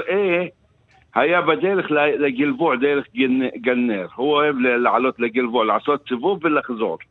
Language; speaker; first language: Hebrew; non-native, local second language; Arabic